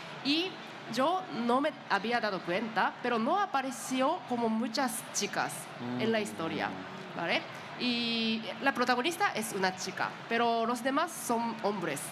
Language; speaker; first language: Spanish; non-native, learner; Japanese